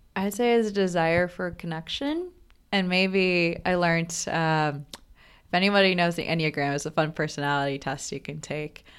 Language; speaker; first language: English; non-native, local second language; Bangla